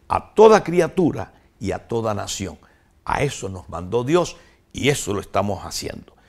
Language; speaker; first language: Spanish; native; Spanish